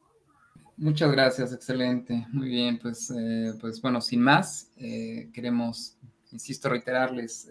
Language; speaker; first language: Spanish; native; Spanish